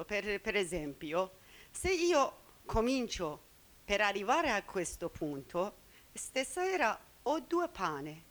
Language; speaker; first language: Italian; non-native, learner; Persian